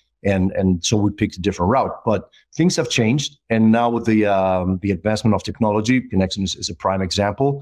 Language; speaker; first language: English; non-native, fluent; Greek